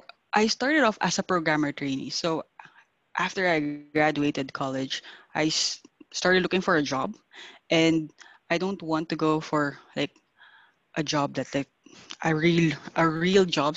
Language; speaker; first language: English; non-native, local second language; Filipino